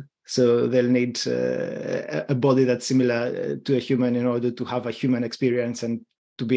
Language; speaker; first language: English; non-native, fluent; Greek